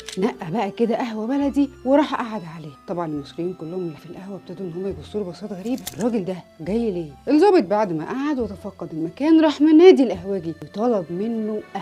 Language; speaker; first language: Arabic; native; Arabic